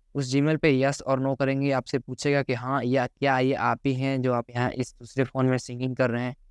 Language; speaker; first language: Hindi; native; Hindi